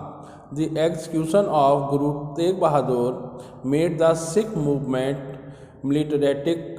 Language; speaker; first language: English; non-native, local second language; Hindi